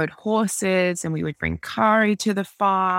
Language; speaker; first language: English; native; English